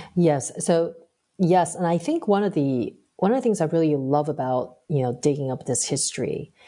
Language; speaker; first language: English; early bilingual, other home language; Chinese